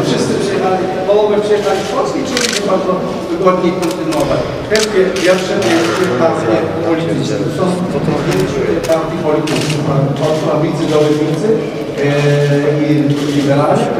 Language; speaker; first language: Polish; non-native, learner; Hebrew